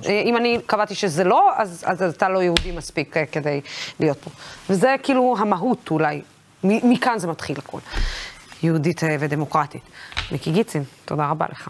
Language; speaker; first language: Hebrew; non-native, local second language; Arabic